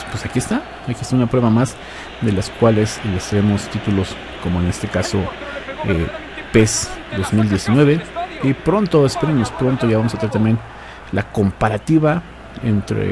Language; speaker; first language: Spanish; native; Spanish